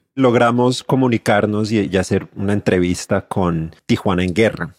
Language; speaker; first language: Spanish; native; Spanish